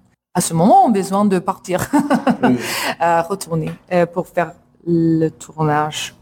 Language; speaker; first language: French; non-native, learner; English